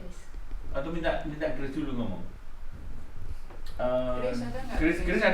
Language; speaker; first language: Indonesian; native; Indonesian